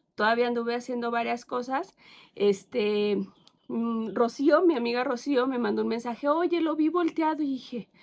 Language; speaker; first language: Spanish; native; Spanish